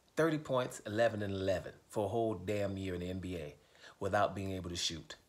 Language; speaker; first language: English; native; English